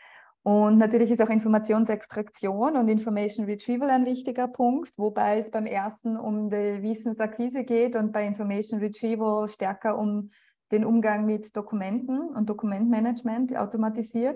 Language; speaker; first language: German; native; German